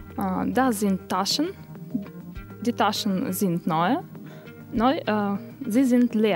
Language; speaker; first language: German; non-native, learner; Russian